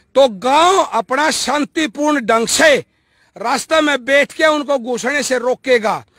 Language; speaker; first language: Hindi; native; Hindi